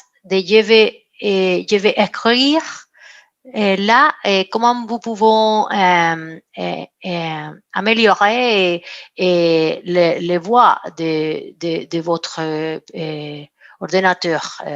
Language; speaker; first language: French; non-native, learner; Spanish